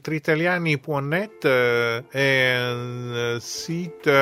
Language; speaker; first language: French; non-native, fluent; Italian